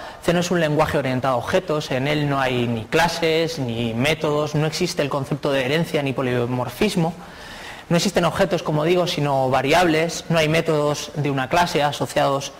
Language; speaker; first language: Spanish; native; Spanish